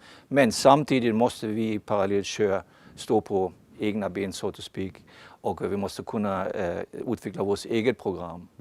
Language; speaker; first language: Swedish; non-native, fluent; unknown